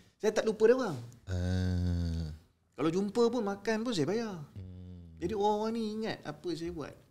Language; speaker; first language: Malay; native; Malay